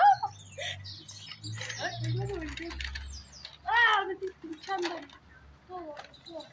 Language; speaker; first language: Spanish; native; Spanish